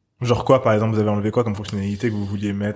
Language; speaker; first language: French; native; French